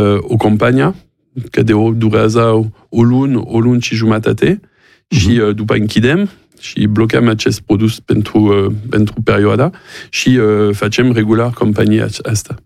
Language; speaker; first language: Romanian; non-native, learner; French